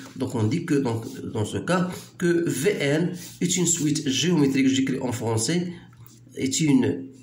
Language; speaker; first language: French; non-native, local second language; Arabic